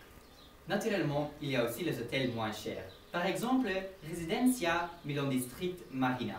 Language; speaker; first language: French; non-native, learner; Dutch